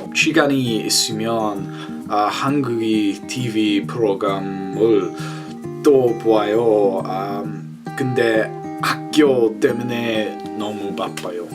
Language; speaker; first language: Korean; non-native, learner; English